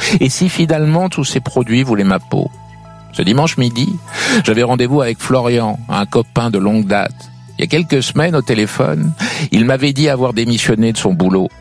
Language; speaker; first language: French; native; French